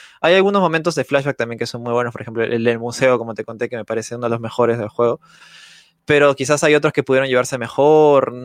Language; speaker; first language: Spanish; native; Spanish